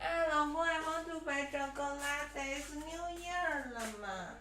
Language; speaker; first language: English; non-native, learner; Chinese